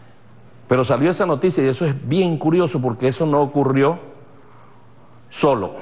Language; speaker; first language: Spanish; native; Spanish